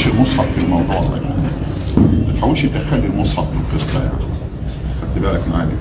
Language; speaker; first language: Arabic; native; Arabic